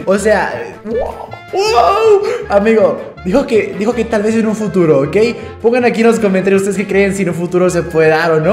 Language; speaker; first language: Spanish; native; Spanish